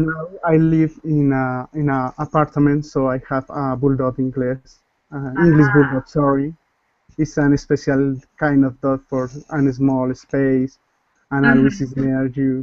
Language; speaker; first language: English; non-native, learner; Spanish